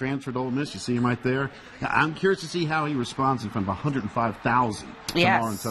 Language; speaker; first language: English; native; English